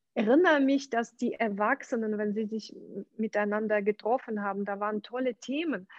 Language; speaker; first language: German; non-native, fluent; Ukrainian